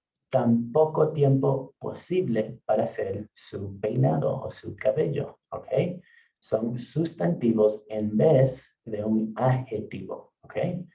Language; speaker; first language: Spanish; non-native, fluent; English